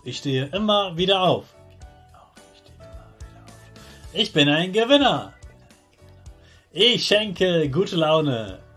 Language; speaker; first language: German; native; German